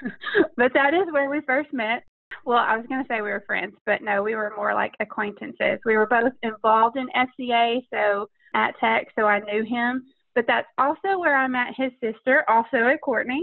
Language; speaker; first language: English; native; English